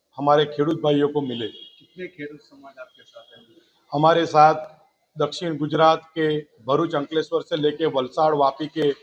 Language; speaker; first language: Hindi; non-native, local second language; Gujarati